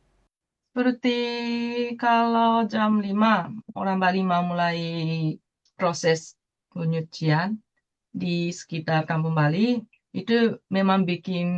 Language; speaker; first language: Indonesian; non-native, fluent; Japanese